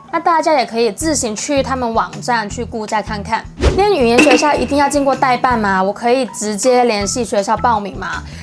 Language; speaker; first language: Chinese; non-native, local second language; Cantonese